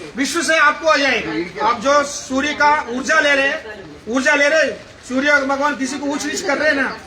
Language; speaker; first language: Hindi; non-native, local second language; Telugu